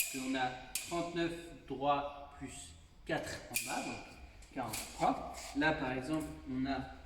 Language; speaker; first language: French; native; French